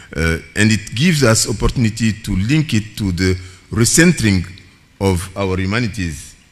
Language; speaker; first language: English; non-native, fluent; Bambara